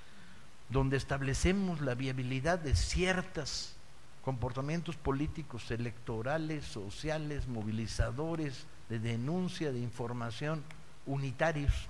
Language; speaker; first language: Spanish; native; Spanish